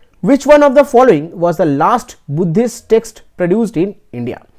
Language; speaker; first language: English; non-native, local second language; Bangla